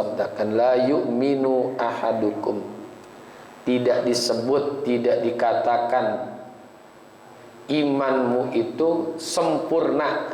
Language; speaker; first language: Indonesian; native; Indonesian